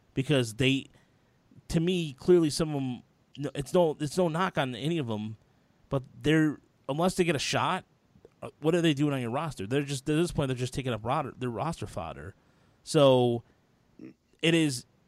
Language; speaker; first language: English; early bilingual, other home language; Spanish